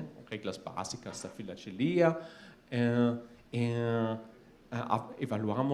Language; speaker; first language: Portuguese; non-native, fluent; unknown